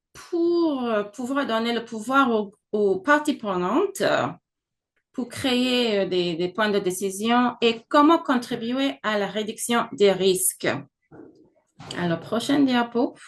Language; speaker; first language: French; non-native, fluent; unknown